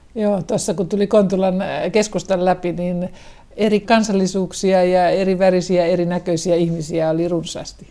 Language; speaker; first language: Finnish; native; Finnish